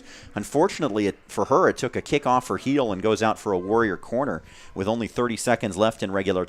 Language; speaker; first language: English; native; English